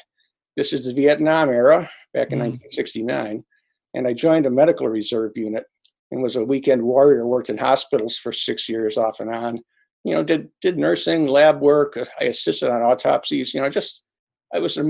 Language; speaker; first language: English; native; English